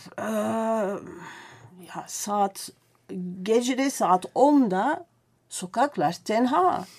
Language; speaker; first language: Turkish; non-native, fluent; Dutch